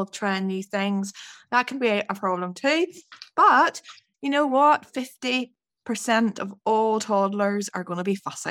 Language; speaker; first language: English; native; English